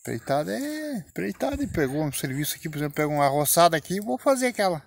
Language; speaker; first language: Portuguese; native; Portuguese